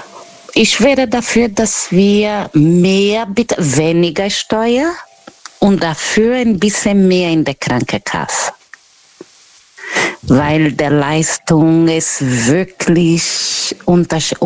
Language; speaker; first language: German; non-native, learner; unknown